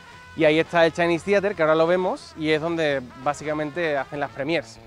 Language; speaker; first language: Spanish; native; Spanish